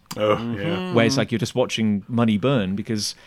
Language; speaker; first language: English; native; English